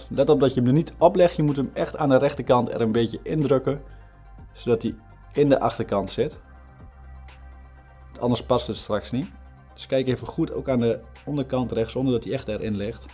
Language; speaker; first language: Dutch; native; Dutch